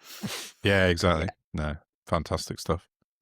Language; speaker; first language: English; native; English